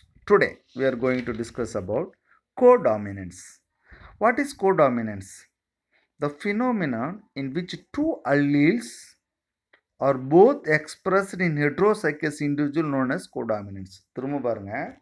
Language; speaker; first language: English; non-native, local second language; Tamil